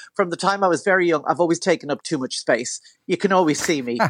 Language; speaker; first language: English; native; English